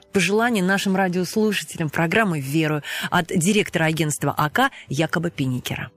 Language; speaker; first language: Russian; native; Russian